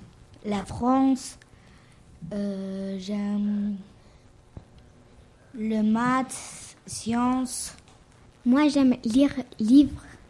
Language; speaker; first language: French; non-native, learner; Albanian